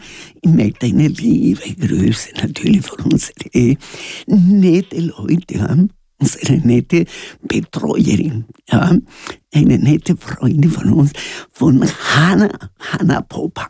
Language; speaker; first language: German; non-native, learner; Spanish